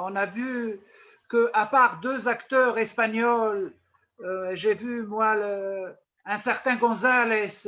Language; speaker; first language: French; non-native, local second language; Arabic